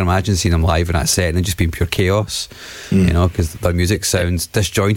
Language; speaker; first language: English; native; English